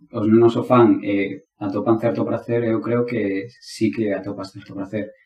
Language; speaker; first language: Galician; non-native, local second language; Spanish